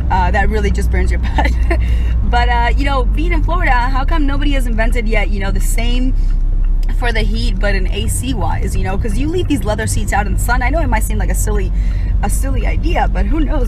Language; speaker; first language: English; early bilingual, other home language; Spanish